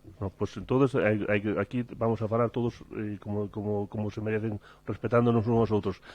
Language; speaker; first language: Spanish; non-native, local second language; Galician